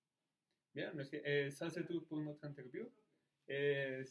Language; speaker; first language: French; non-native, learner; Spanish